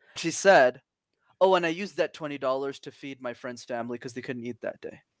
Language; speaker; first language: English; early bilingual, other home language; Tamil